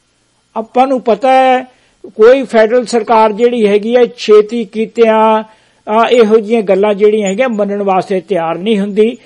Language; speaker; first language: Punjabi; native; Punjabi